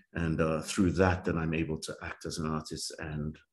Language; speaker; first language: English; native; English